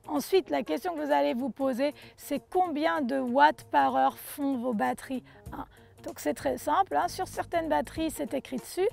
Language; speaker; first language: French; native; French